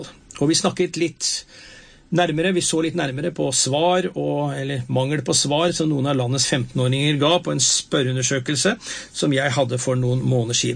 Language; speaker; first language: Norwegian; native; Norwegian